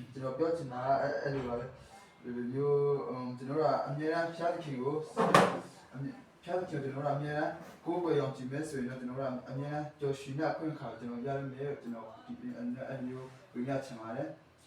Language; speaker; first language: Burmese; non-native, local second language; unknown